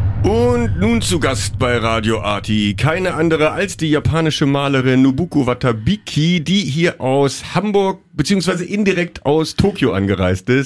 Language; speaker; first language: German; native; German